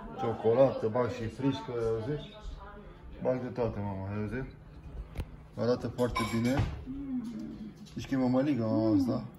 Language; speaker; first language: Romanian; early bilingual, heritage; Romanian